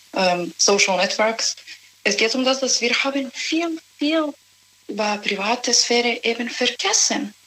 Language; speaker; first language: German; non-native, learner; Serbian